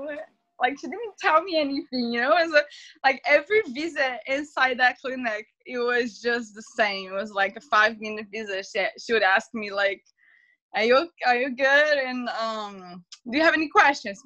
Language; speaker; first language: English; non-native, fluent; Portuguese